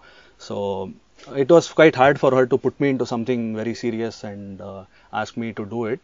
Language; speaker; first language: English; non-native, local second language; Kannada